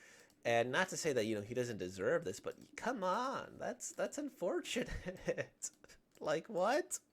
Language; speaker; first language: English; native; English